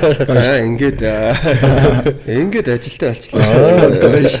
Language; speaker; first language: Mongolian; native; Mongolian